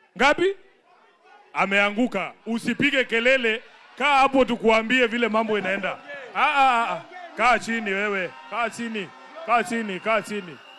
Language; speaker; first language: Swahili; non-native, local second language; Luyia